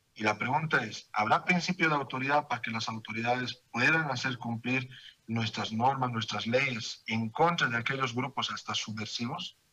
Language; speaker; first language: Spanish; native; Spanish